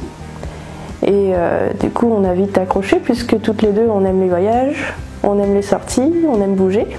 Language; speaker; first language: French; native; French